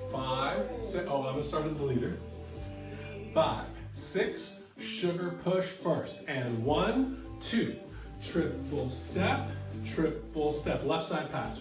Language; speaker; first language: English; native; English